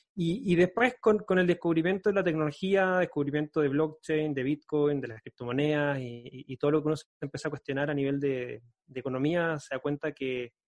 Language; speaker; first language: Spanish; native; Spanish